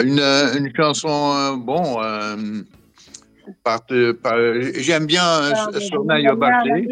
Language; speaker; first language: French; non-native, learner; Dutch